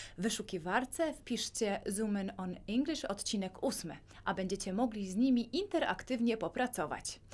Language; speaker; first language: Polish; native; Polish